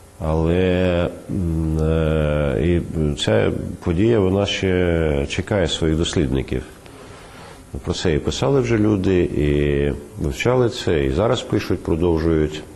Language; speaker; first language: Ukrainian; native; Ukrainian